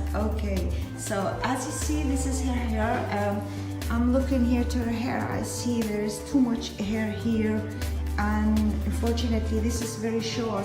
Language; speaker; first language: English; non-native, fluent; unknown